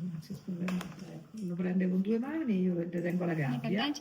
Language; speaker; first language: Italian; native; Italian